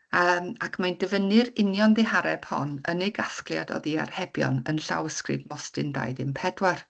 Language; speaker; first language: Welsh; native; Welsh